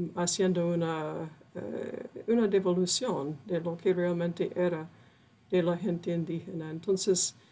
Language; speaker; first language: Spanish; non-native, fluent; English